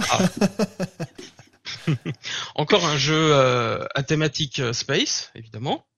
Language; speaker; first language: French; native; French